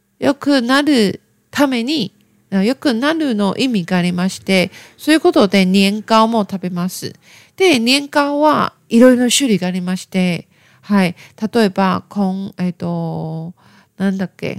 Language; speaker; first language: Japanese; non-native, learner; Chinese